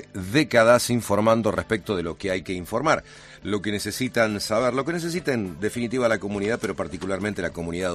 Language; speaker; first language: Spanish; native; Spanish